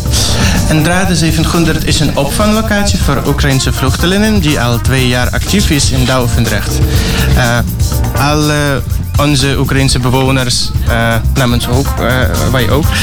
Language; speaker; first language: Dutch; non-native, learner; Ukrainian